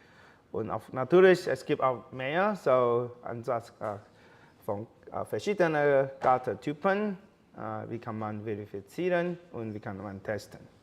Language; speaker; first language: German; non-native, learner; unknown